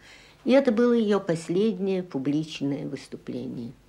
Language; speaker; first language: Russian; native; Russian